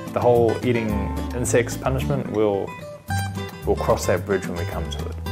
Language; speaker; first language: English; early bilingual, other home language; Chinese